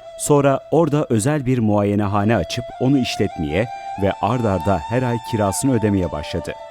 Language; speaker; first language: Turkish; native; Turkish